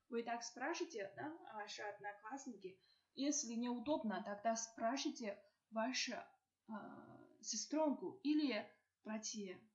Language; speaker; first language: Russian; non-native, learner; Chinese